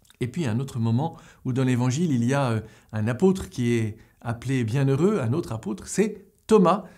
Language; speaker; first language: French; native; French